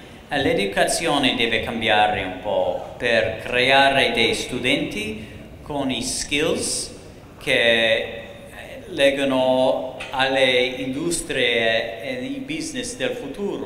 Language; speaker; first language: Italian; non-native, learner; English